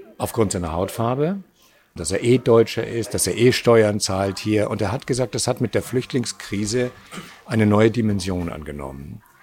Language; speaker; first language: German; native; German